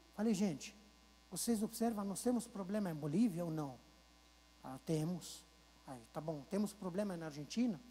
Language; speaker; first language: Portuguese; non-native, fluent; Arabic